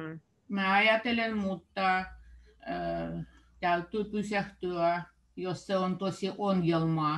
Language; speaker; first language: Finnish; non-native, learner; Russian